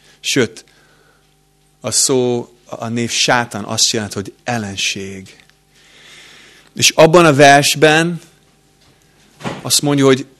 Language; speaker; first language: Hungarian; non-native, fluent; English